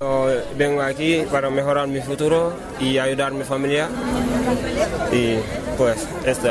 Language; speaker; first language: Spanish; non-native, learner; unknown